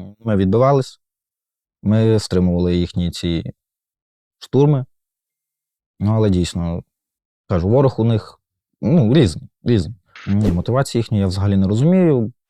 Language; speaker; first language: Ukrainian; native; Ukrainian